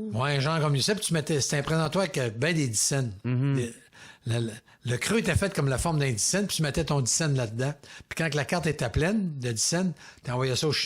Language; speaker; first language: French; native; French